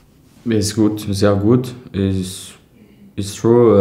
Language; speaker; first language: German; non-native, learner; French